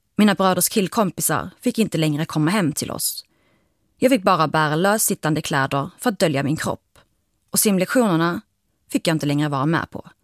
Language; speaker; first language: Swedish; early bilingual, other home language; Arabic